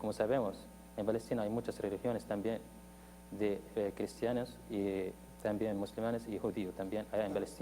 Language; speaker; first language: Spanish; non-native, fluent; Arabic